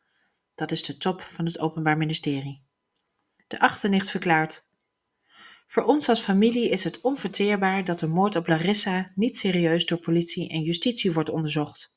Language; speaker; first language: Dutch; native; Dutch